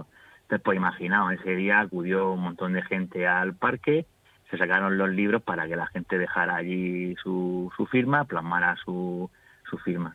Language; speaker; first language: Spanish; native; Spanish